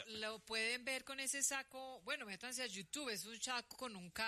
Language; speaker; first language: Spanish; native; Spanish